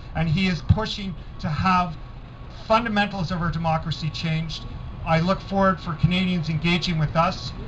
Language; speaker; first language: English; native; English